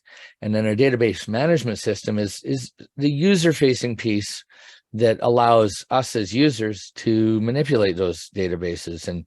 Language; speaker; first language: English; native; English